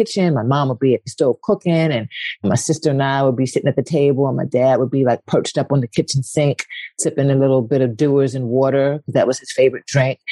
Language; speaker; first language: English; native; English